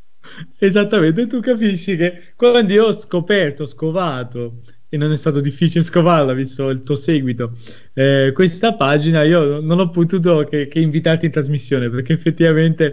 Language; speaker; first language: Italian; native; Italian